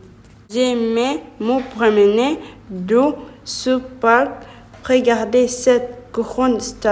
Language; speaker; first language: French; non-native, learner; Tigrinya